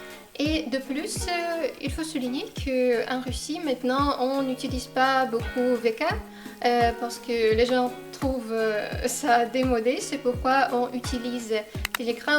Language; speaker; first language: French; non-native, fluent; Russian